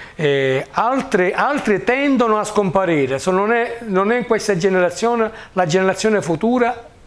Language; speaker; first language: Italian; native; Italian